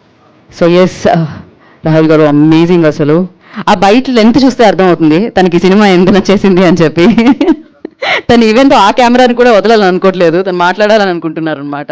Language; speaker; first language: Telugu; native; Telugu